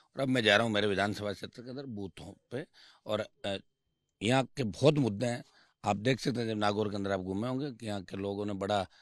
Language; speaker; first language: Hindi; native; Hindi